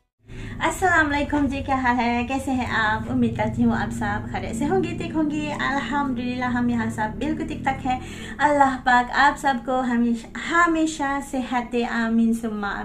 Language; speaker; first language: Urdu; non-native, learner; Malay